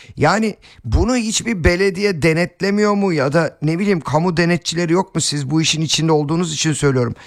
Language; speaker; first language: Turkish; native; Turkish